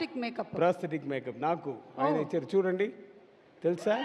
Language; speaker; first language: Telugu; non-native, learner; Tamil